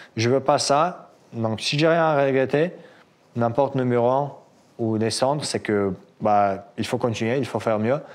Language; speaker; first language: French; non-native, fluent; Russian